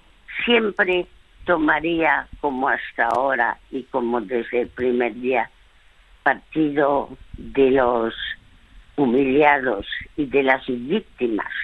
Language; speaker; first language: Spanish; early bilingual, other home language; French